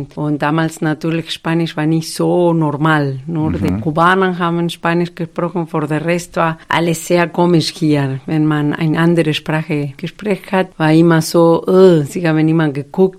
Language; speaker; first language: German; non-native, fluent; Spanish